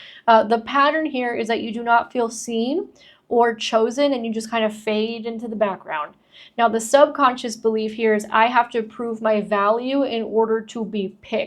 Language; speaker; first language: English; native; English